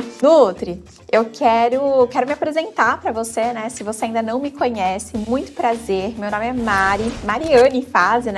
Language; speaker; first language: Portuguese; native; Portuguese